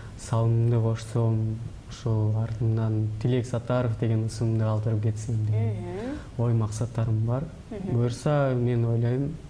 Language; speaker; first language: Kyrgyz; native; Kyrgyz